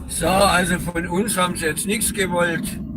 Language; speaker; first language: German; native; German